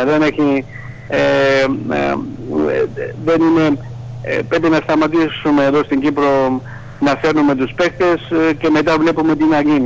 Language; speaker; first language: Greek; non-native, fluent; Georgian